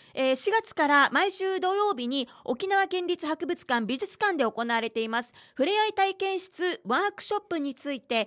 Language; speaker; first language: Japanese; native; Japanese